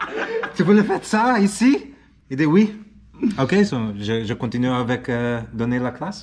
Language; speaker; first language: French; non-native, learner; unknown